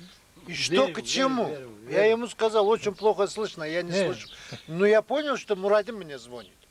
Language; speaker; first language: Russian; non-native, local second language; Karachay-Balkar